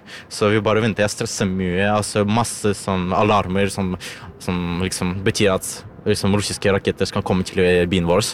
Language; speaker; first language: Norwegian; non-native, learner; Ukrainian